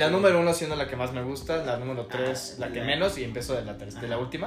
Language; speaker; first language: Spanish; native; Spanish